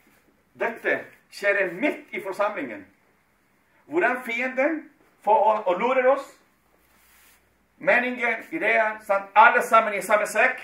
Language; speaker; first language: Swedish; non-native, fluent; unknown